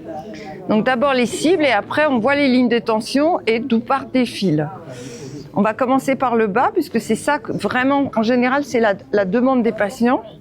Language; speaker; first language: French; native; French